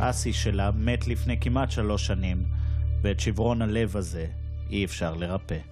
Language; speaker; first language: Hebrew; native; Hebrew